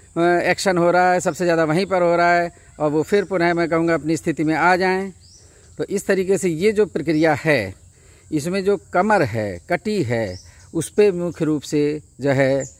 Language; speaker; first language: Hindi; native; Hindi